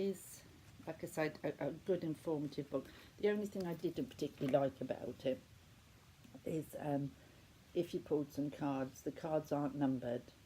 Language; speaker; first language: English; native; English